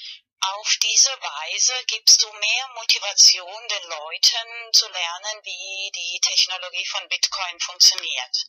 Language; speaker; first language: German; non-native, fluent; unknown